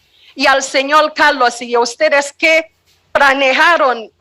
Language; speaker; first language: Spanish; non-native, fluent; Haitian Creole